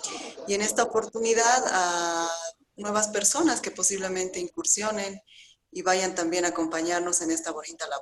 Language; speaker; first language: Spanish; native; Spanish